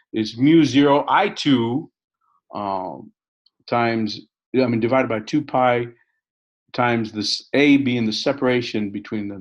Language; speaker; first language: English; native; English